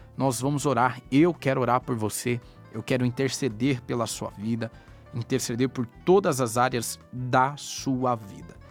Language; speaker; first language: Portuguese; native; Portuguese